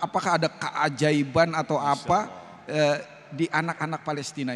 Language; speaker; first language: Indonesian; native; Indonesian